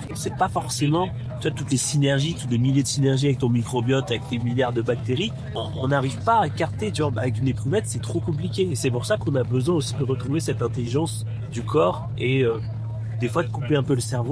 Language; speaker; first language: French; native; French